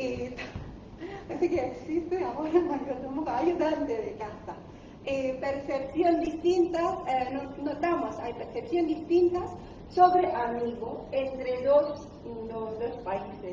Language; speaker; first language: Spanish; non-native, learner; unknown